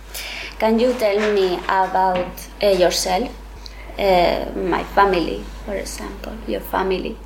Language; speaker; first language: English; non-native, learner; Spanish